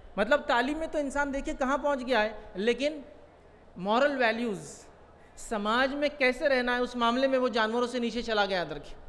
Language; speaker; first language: Urdu; native; Urdu